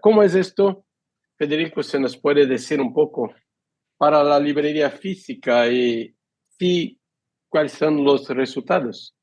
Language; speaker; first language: Spanish; non-native, fluent; Portuguese